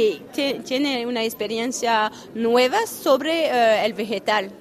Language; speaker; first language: Spanish; non-native, fluent; French